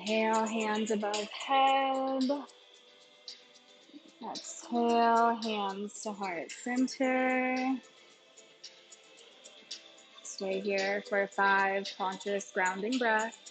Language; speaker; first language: English; native; English